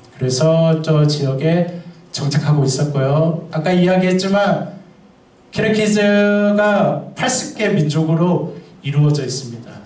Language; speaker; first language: Korean; native; Korean